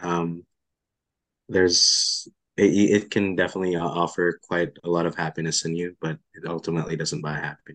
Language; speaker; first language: English; non-native, local second language; Filipino